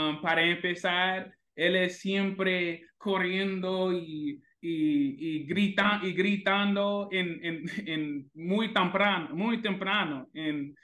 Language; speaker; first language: Spanish; non-native, learner; English